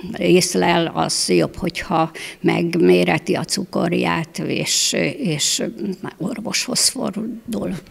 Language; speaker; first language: Hungarian; native; Hungarian